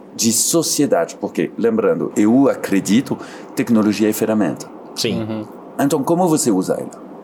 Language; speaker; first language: Portuguese; non-native, fluent; French